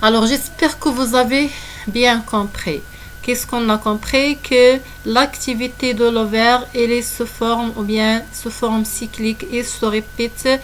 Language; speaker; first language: French; non-native, local second language; Arabic